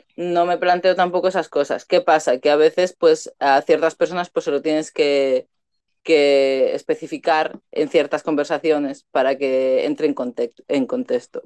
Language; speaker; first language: Spanish; native; Spanish